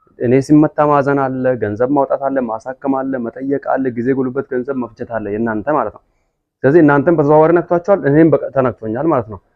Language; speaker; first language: Amharic; non-native, local second language; Hadiyya